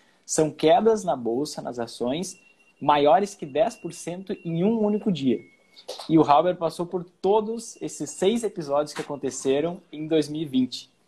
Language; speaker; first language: Portuguese; native; Portuguese